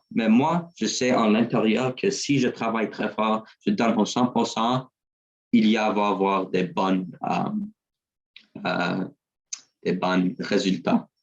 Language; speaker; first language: French; non-native, learner; English